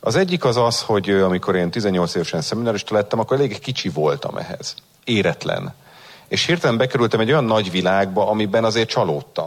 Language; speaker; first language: Hungarian; native; Hungarian